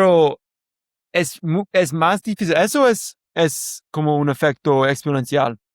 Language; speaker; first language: Spanish; non-native, learner; English